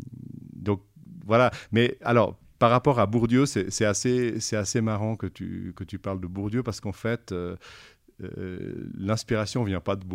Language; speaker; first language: French; native; French